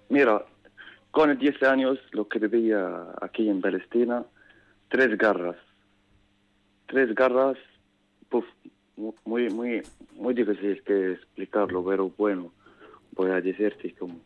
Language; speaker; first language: Spanish; non-native, learner; Arabic